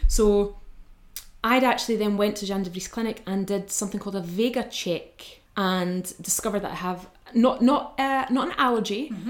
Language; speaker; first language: English; native; English